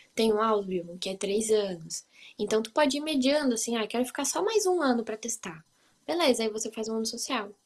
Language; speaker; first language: Portuguese; native; Portuguese